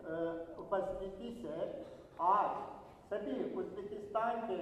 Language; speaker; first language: Hindi; non-native, fluent; Uzbek